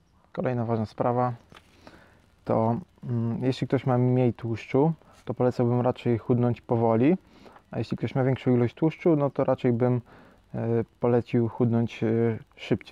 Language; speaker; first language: Polish; native; Polish